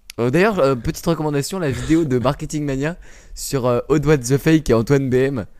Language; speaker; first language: French; native; French